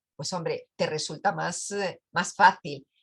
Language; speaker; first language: Spanish; native; Spanish